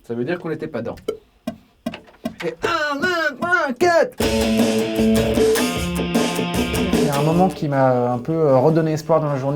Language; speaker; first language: French; native; French